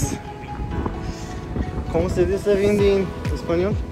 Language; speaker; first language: Spanish; non-native, learner; Persian